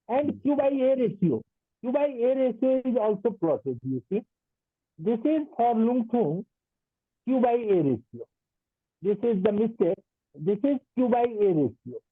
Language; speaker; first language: English; non-native, local second language; Nepali